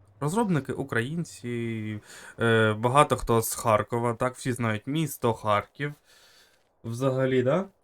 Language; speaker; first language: Ukrainian; native; Ukrainian